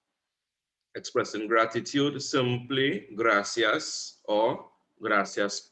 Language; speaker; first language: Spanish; non-native, fluent; English